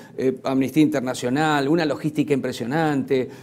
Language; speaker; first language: Spanish; native; Spanish